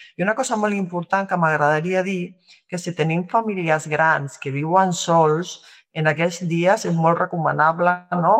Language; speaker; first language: Catalan; non-native, local second language; Spanish